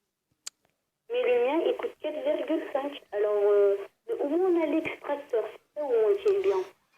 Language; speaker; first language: French; native; French